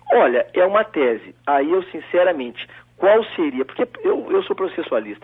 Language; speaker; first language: Portuguese; native; Portuguese